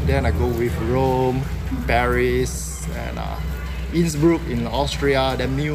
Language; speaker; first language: English; non-native, local second language; Chinese